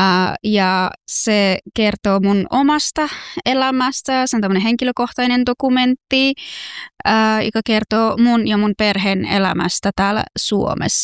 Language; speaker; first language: Finnish; non-native, fluent; Persian